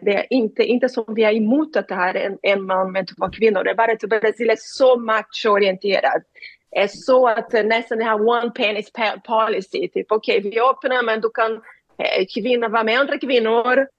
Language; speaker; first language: Swedish; non-native, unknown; Portuguese